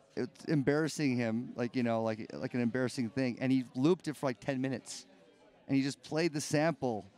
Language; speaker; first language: English; native; English